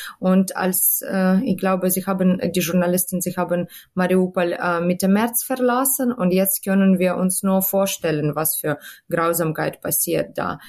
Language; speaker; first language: German; non-native, fluent; Ukrainian